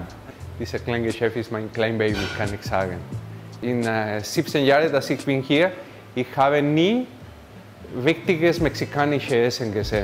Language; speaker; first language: German; non-native, fluent; Spanish